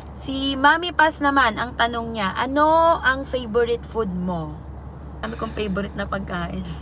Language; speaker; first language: Filipino; non-native, local second language; Waray